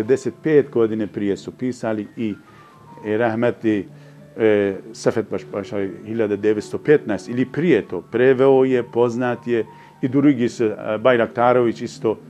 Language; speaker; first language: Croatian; non-native, fluent; Persian